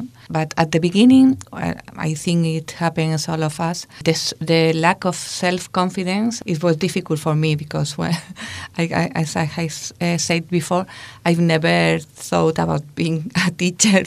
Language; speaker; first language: English; non-native, learner; Spanish